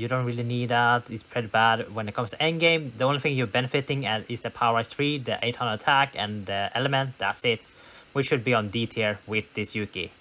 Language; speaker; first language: English; non-native, fluent; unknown